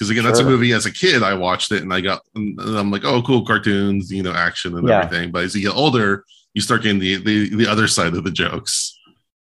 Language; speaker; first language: English; native; English